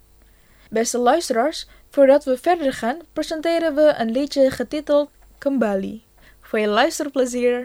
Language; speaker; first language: Dutch; non-native, fluent; Indonesian